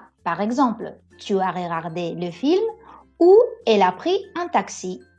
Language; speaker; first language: French; non-native, fluent; Spanish